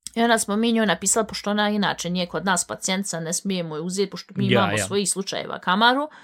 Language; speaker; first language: Bosnian; early bilingual, heritage; Bosnian